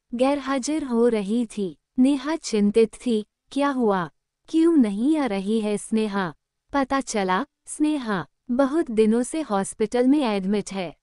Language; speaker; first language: Hindi; native; Hindi